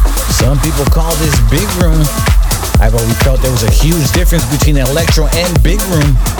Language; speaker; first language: English; native; English